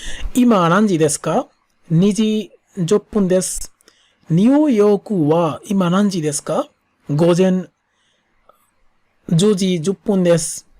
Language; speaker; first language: Japanese; non-native, fluent; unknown